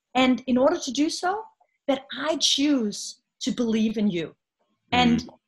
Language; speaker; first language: English; non-native, fluent; Danish